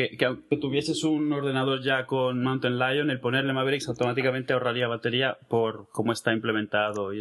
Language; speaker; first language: Spanish; native; Spanish